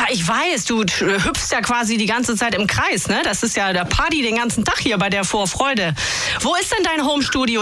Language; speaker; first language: German; native; German